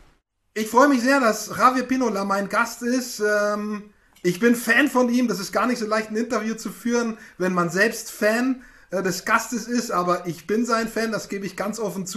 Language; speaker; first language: German; native; German